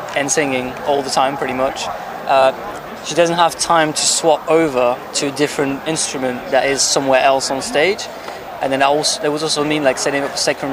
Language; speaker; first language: English; non-native, fluent; French